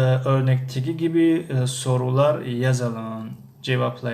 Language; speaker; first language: Turkish; non-native, fluent; Tajik